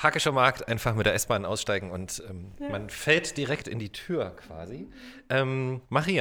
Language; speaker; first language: German; native; German